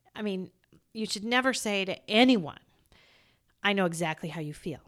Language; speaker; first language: English; native; English